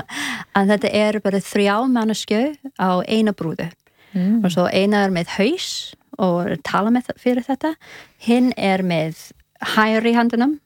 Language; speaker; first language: Icelandic; non-native, learner; English